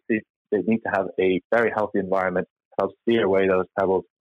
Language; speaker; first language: English; non-native, fluent; Norwegian